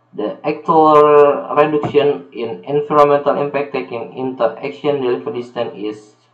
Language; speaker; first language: English; non-native, learner; Indonesian